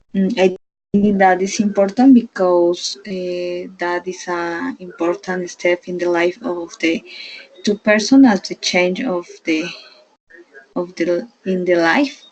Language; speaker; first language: English; non-native, learner; Spanish